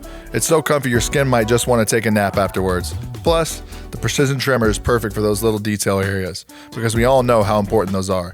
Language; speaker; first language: English; native; English